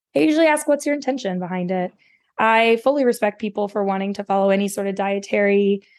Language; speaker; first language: English; native; English